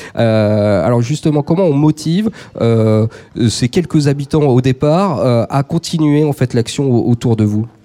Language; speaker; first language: French; native; French